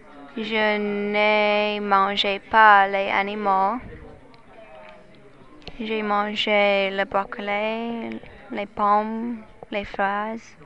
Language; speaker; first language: French; non-native, learner; English